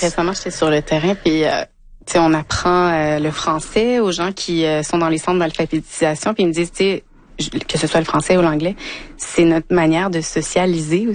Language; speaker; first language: French; native; French